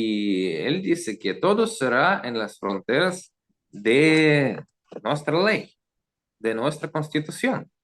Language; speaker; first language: Spanish; non-native, learner; Russian